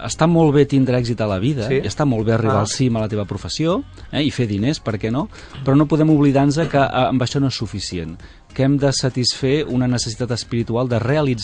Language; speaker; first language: Catalan; native; Catalan